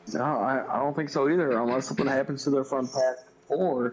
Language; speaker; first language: English; native; English